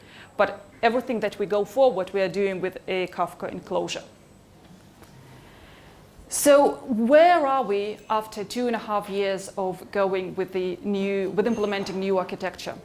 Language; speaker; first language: English; non-native, fluent; Hebrew